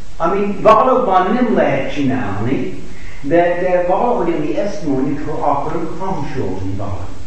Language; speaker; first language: Hungarian; non-native, fluent; English